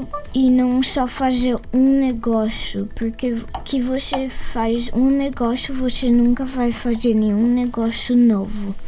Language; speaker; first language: Portuguese; early bilingual, heritage; Portuguese